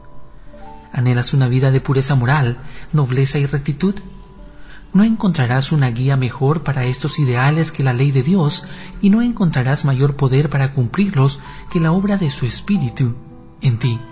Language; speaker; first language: Spanish; native; Spanish